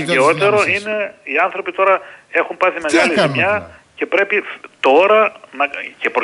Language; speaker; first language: Greek; native; Greek